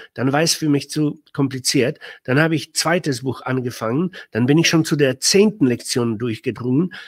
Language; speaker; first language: German; non-native, fluent; Polish